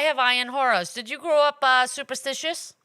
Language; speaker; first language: English; native; English